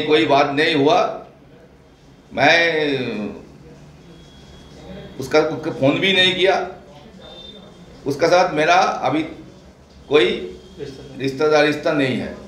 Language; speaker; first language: Hindi; non-native, local second language; Bangla